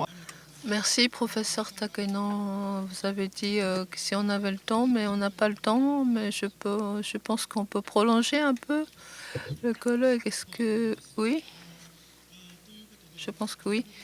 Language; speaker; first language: French; non-native, fluent; Japanese